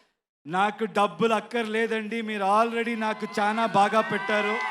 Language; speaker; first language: Telugu; non-native, learner; Kannada